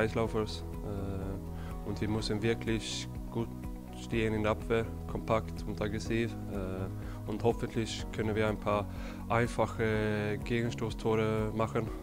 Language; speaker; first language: German; non-native, fluent; Swedish